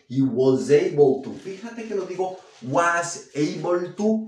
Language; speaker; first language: English; non-native, fluent; Spanish